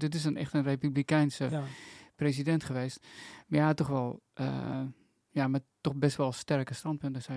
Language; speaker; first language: Dutch; native; Dutch